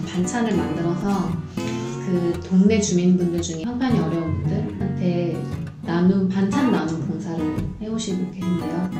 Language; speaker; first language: Korean; native; Korean